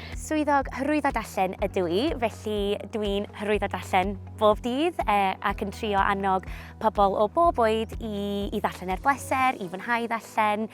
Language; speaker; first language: Welsh; non-native, fluent; English